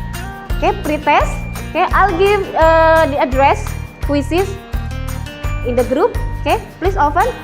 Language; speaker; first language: English; non-native, fluent; Indonesian